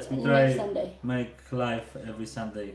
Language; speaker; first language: English; non-native, learner; Polish